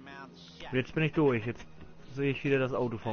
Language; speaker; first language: German; native; German